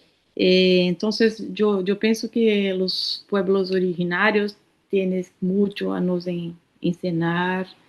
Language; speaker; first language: Spanish; non-native, learner; Portuguese